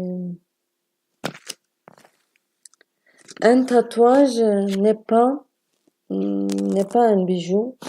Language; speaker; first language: French; non-native, learner; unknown